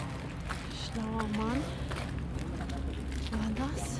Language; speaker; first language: German; non-native, learner; Ukrainian